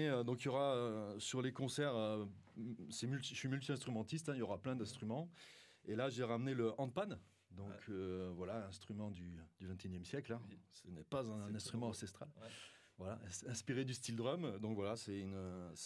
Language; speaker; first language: French; native; French